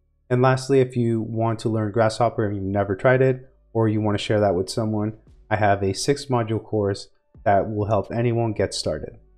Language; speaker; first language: English; native; English